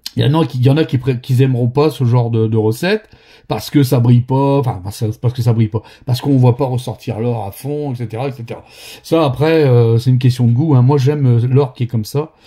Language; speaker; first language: French; native; French